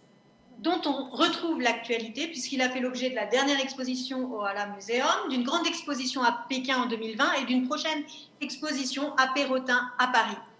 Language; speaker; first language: French; native; French